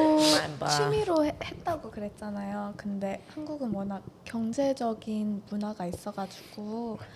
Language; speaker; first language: Korean; early bilingual, heritage; Korean